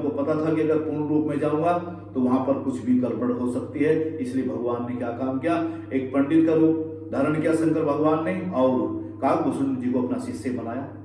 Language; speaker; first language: Hindi; native; Hindi